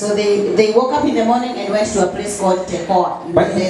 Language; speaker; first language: English; non-native, fluent; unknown